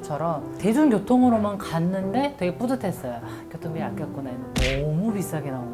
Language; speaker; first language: Korean; native; Korean